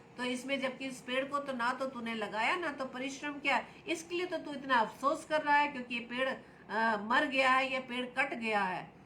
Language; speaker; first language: Hindi; native; Hindi